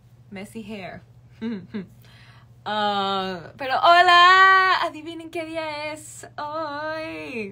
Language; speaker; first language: Spanish; native; Spanish